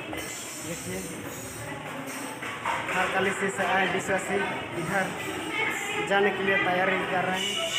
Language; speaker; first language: Hindi; non-native, local second language; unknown